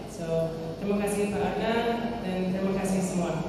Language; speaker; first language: Indonesian; non-native, fluent; English